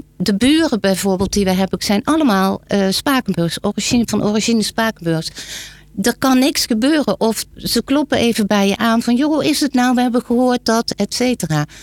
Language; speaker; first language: Dutch; native; Dutch